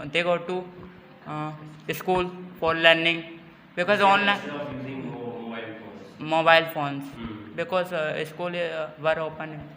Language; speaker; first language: English; non-native, learner; Hindi